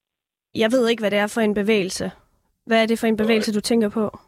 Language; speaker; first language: Danish; early bilingual, other home language; Persian